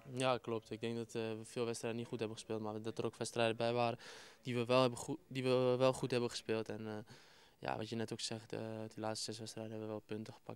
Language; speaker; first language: Dutch; native; Dutch